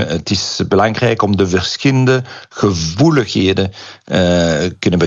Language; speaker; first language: Dutch; non-native, local second language; French